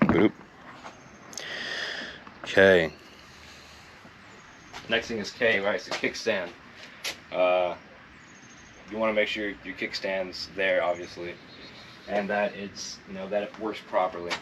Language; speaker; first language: English; native; English